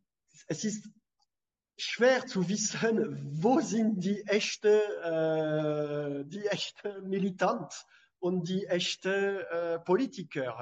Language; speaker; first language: German; non-native, fluent; French